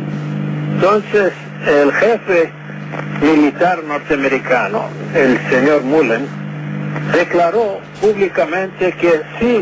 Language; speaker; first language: Spanish; non-native, fluent; English